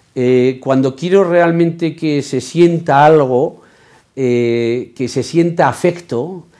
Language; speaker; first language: Spanish; native; Spanish